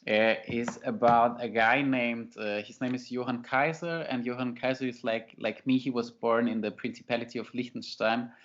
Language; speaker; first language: English; non-native, fluent; German